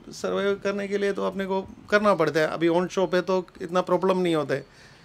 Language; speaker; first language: Hindi; non-native, local second language; Malayalam